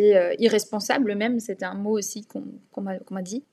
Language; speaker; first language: French; native; French